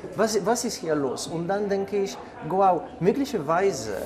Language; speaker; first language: German; non-native, fluent; Polish